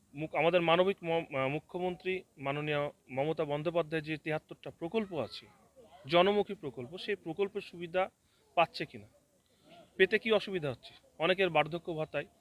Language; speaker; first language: Bangla; native; Bangla